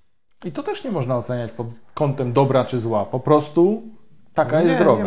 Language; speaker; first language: Polish; native; Polish